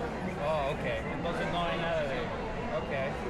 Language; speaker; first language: Spanish; early bilingual, heritage; English